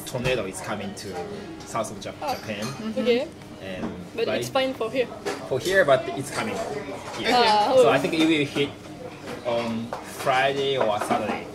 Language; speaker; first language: English; non-native, fluent; Japanese